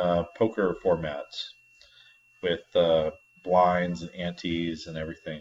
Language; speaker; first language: English; native; English